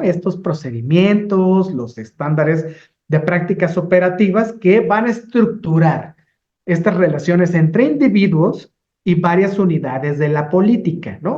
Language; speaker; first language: Spanish; native; Spanish